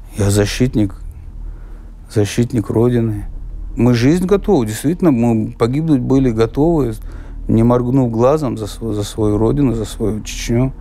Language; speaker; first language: Russian; non-native, local second language; Chechen